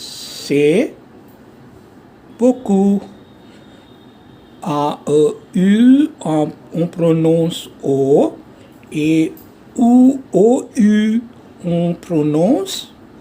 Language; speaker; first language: French; non-native, learner; Hindi